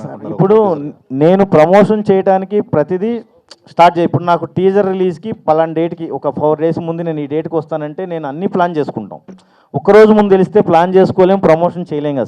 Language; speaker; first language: Telugu; native; Telugu